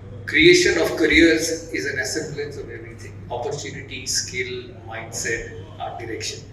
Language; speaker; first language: English; non-native, local second language; Bangla